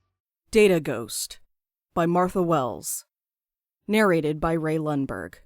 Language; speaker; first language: English; native; English